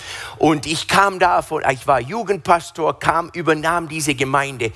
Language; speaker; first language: German; non-native, fluent; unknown